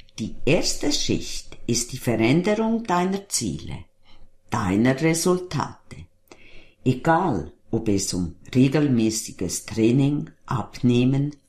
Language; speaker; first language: German; native; German